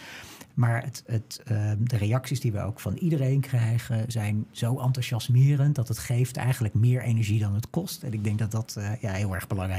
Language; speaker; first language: Dutch; native; Dutch